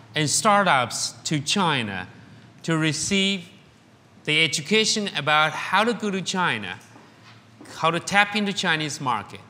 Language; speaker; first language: English; non-native, fluent; Chinese